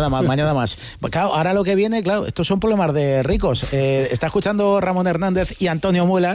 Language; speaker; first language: Spanish; native; Spanish